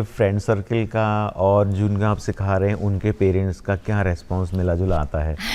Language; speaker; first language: Hindi; native; Hindi